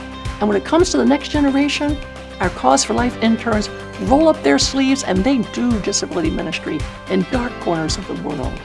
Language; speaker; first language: English; native; English